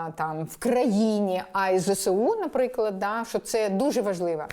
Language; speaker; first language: Ukrainian; non-native, local second language; Russian